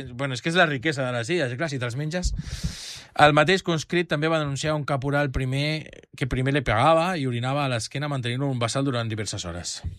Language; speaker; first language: Catalan; native; Catalan